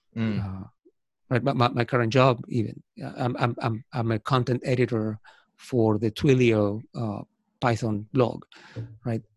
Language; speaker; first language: English; non-native, fluent; Spanish